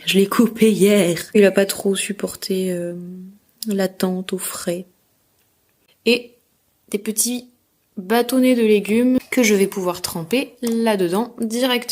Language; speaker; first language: French; native; French